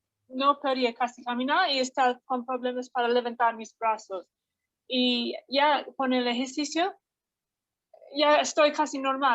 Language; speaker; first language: Spanish; non-native, fluent; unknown